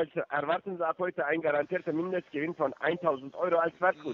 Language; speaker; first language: German; non-native, fluent; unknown